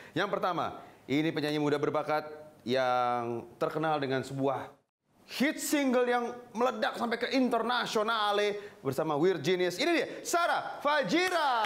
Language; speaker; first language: Indonesian; native; Indonesian